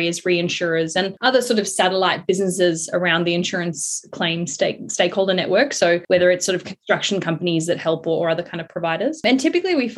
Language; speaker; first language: English; native; English